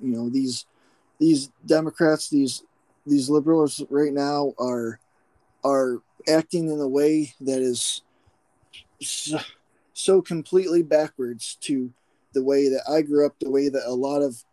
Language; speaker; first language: English; native; English